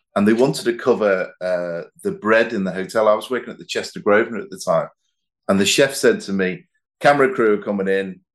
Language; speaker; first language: English; native; English